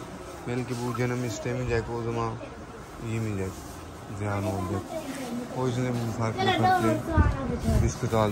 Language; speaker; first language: Turkish; non-native, learner; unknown